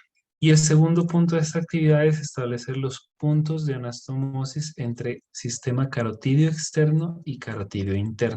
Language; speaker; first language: Spanish; native; Spanish